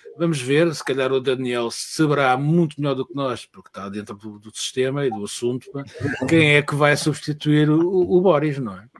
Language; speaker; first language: Portuguese; native; Portuguese